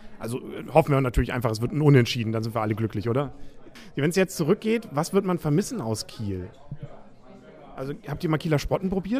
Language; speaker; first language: German; native; German